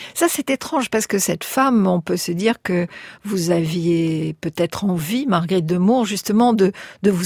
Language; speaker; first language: French; native; French